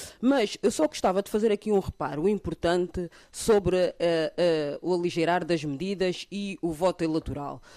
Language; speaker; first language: Portuguese; early bilingual, other home language; Kabuverdianu